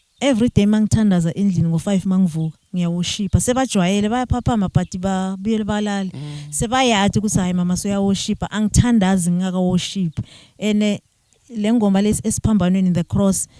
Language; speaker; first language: Zulu; non-native, local second language; Swati